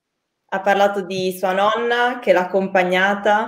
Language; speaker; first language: Italian; native; Italian